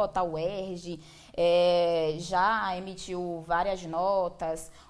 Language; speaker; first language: Portuguese; native; Portuguese